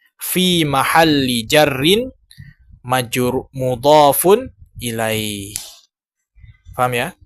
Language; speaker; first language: Arabic; non-native, fluent; Indonesian